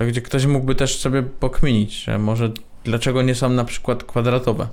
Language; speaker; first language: Polish; native; Polish